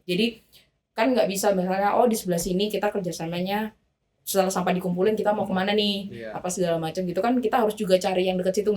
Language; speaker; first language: Indonesian; native; Indonesian